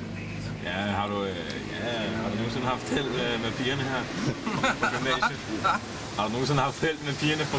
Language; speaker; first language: Danish; native; Danish